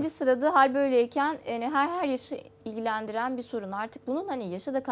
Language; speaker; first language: Turkish; native; Turkish